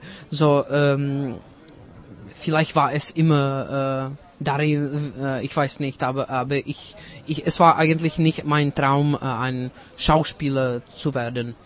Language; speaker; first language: German; non-native, fluent; Czech